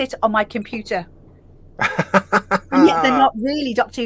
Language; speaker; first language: English; native; English